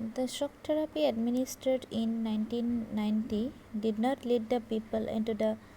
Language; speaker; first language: English; non-native, local second language; Assamese